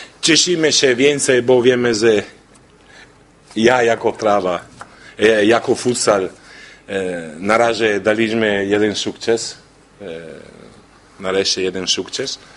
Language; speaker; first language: Polish; non-native, learner; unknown